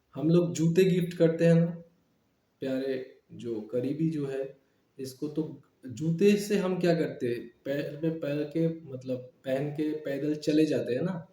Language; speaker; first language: Hindi; non-native, local second language; Bangla